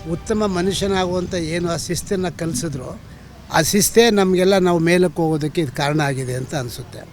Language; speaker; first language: Kannada; native; Kannada